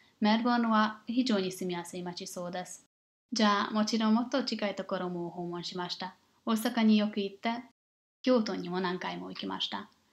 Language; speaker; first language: Japanese; non-native, learner; English